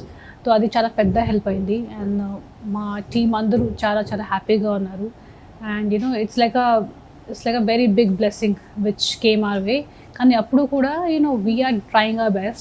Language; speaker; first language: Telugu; non-native, fluent; Hindi